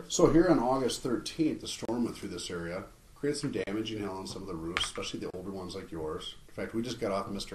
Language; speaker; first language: English; native; English